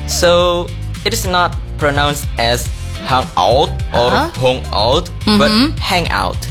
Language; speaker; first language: English; non-native, fluent; Indonesian